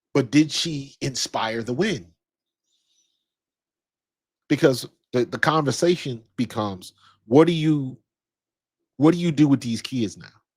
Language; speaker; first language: English; native; English